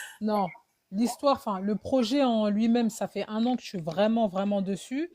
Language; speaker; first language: French; early bilingual, other home language; Wolof